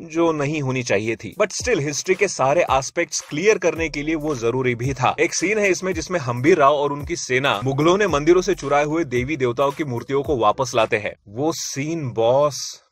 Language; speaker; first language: Hindi; non-native, local second language; Marathi